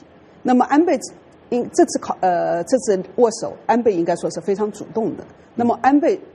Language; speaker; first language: Chinese; native; Chinese